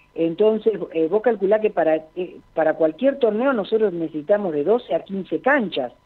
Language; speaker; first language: Spanish; native; Spanish